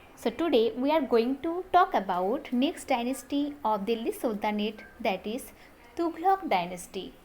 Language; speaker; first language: English; non-native, local second language; Bangla